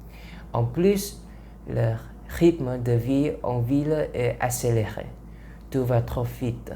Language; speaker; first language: French; non-native, learner; Vietnamese